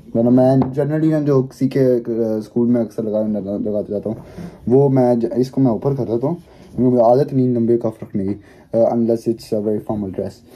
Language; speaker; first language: Urdu; native; Urdu